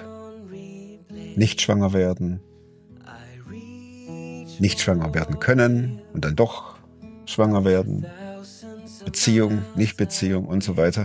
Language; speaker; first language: German; native; German